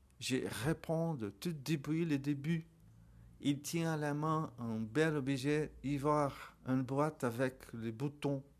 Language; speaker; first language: French; non-native, learner; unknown